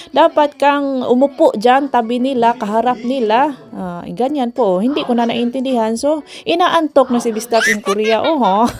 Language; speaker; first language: Filipino; non-native, local second language; Cebuano